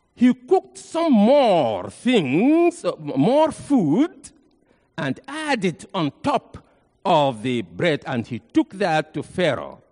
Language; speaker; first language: English; non-native, fluent; Arabic